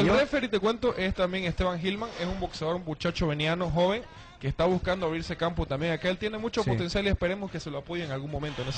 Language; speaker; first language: Spanish; native; Spanish